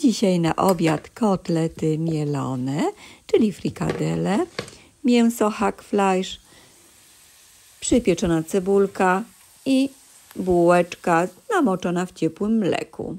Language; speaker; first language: Polish; native; Polish